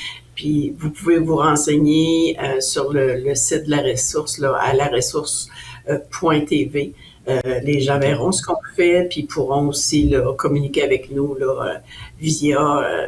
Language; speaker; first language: French; native; French